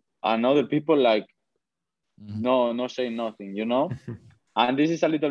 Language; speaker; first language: English; non-native, learner; Spanish